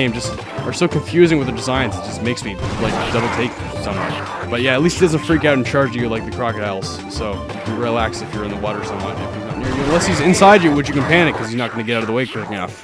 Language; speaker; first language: English; native; English